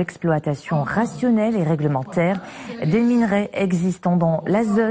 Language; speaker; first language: French; non-native, local second language; Arabic